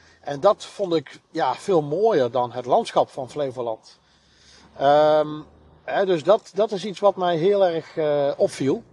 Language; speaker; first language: Dutch; native; Dutch